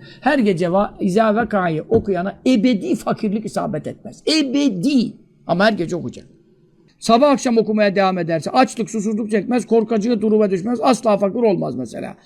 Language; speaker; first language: Turkish; native; Turkish